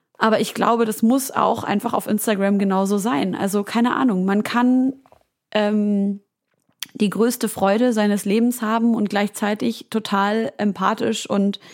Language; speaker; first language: German; native; German